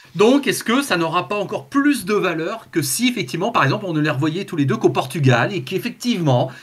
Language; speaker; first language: French; native; French